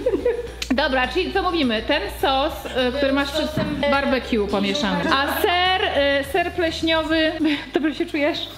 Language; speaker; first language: Polish; native; Polish